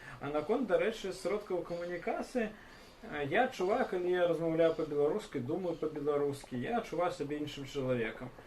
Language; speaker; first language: Belarusian; non-native, local second language; Russian